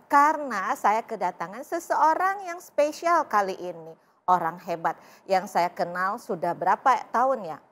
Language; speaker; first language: Indonesian; native; Indonesian